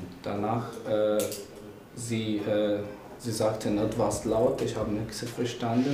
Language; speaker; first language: German; non-native, learner; Arabic